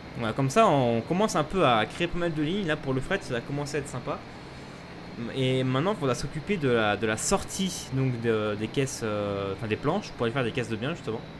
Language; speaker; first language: French; native; French